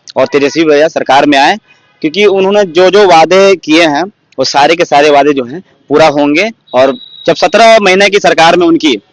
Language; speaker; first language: Hindi; native; Hindi